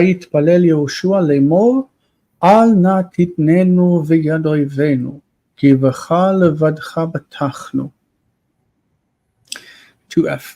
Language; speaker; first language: Hebrew; non-native, fluent; English